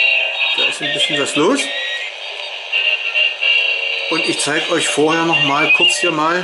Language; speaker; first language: German; native; German